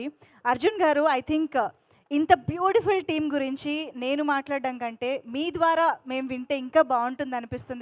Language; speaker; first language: Telugu; native; Telugu